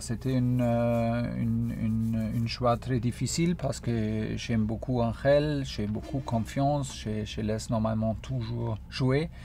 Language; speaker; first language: French; non-native, fluent; German